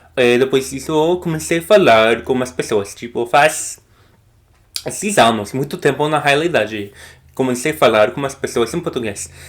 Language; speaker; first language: Portuguese; non-native, fluent; English